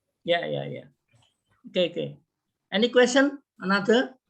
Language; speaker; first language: English; non-native, learner; Indonesian